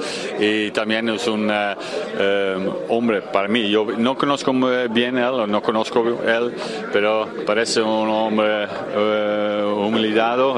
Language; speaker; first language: Spanish; non-native, learner; Dutch